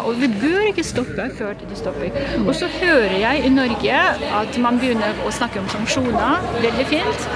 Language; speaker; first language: Norwegian; non-native, fluent; Russian